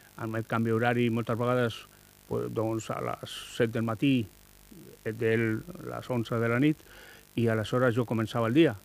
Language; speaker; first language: Catalan; non-native, local second language; Spanish